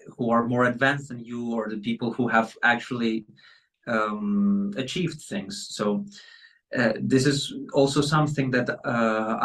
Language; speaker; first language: English; non-native, fluent; Spanish